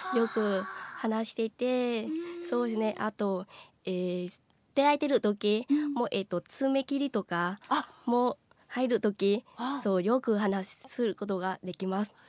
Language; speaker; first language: Japanese; non-native, fluent; Vietnamese